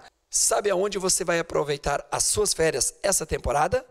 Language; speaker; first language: Portuguese; native; Portuguese